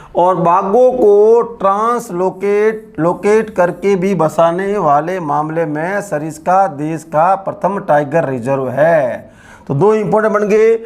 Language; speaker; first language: Hindi; native; Hindi